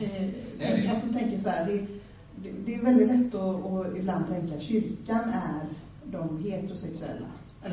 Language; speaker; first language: Swedish; native; Swedish